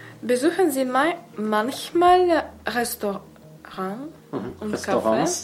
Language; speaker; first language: German; non-native, learner; Russian